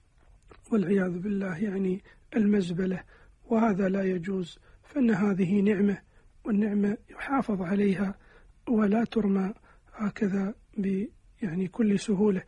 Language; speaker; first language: Arabic; native; Arabic